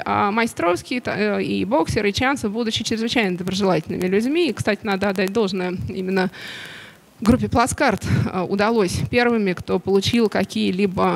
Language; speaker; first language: Russian; native; Russian